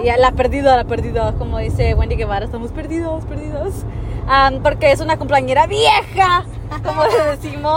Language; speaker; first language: Spanish; early bilingual, heritage; Spanish